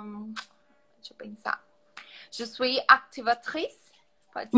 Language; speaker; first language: French; non-native, learner; Portuguese